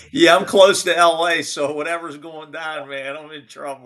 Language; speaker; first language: English; native; English